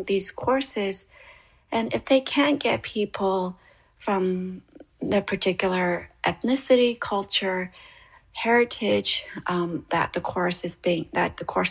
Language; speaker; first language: English; native; English